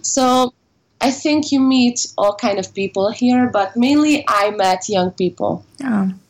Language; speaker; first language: English; non-native, fluent; Hungarian